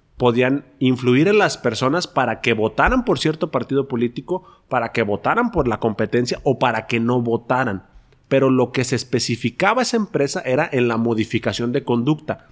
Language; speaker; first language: Spanish; native; Spanish